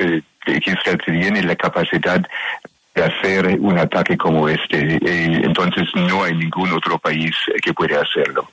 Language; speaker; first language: Spanish; non-native, learner; English